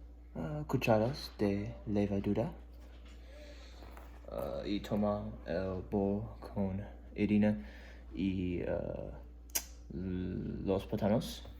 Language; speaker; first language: Spanish; non-native, learner; English